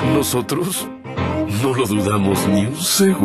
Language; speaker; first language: Spanish; native; Spanish